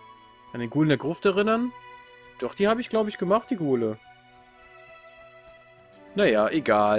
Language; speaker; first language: German; native; German